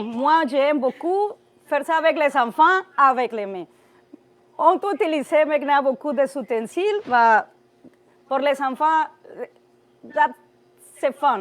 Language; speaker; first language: French; non-native, learner; Spanish